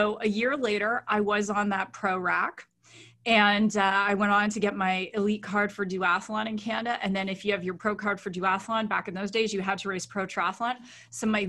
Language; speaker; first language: English; native; English